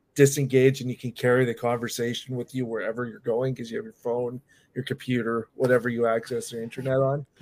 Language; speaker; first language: English; native; English